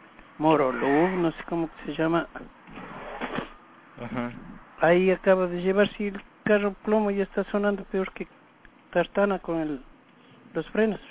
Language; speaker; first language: Spanish; native; Spanish